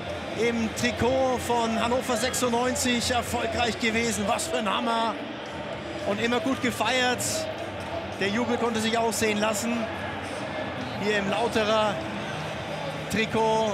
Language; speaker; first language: German; native; German